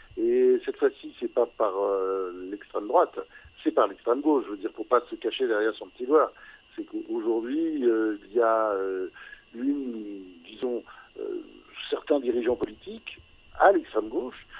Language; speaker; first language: French; native; French